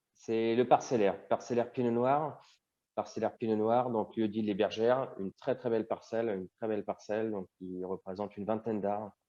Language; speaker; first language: French; native; French